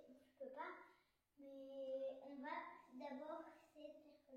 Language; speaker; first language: French; early bilingual, other home language; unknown